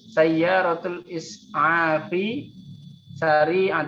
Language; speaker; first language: Arabic; non-native, learner; Indonesian